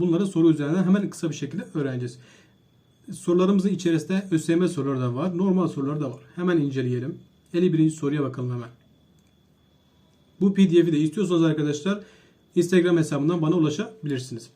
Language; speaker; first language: Turkish; native; Turkish